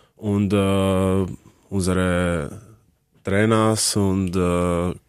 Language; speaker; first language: German; non-native, learner; Croatian